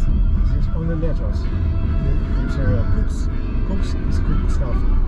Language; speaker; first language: English; non-native, learner; German